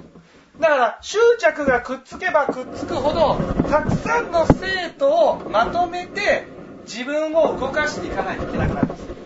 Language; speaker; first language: Japanese; native; Japanese